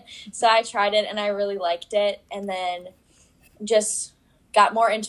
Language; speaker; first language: English; native; English